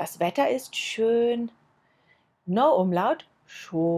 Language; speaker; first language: German; non-native, fluent; English